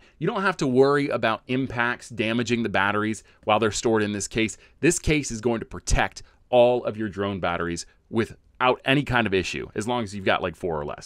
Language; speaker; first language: English; native; English